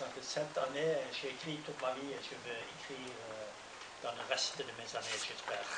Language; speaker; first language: French; non-native, learner; Norwegian